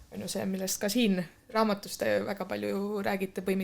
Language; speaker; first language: Estonian; native; Estonian